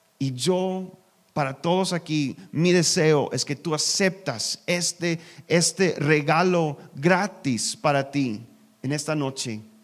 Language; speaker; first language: Spanish; non-native, learner; English